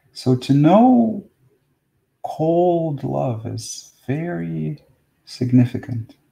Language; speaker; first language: English; non-native, fluent; Russian